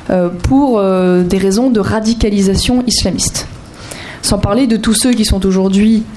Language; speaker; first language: French; native; French